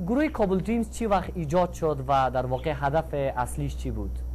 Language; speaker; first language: Persian; native; Persian